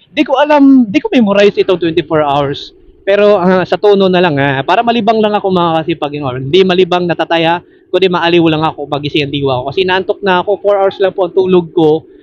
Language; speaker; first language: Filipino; non-native, local second language; Cebuano